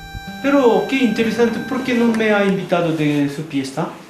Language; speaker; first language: Spanish; non-native, learner; Korean